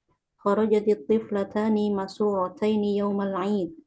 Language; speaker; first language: Arabic; non-native, learner; Indonesian